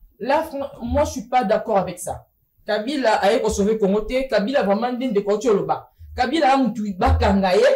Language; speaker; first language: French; non-native, local second language; Lingala